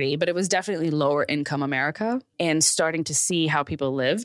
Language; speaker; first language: English; early bilingual, other home language; Urdu